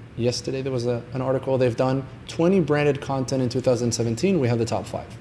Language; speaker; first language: English; non-native, fluent; Hebrew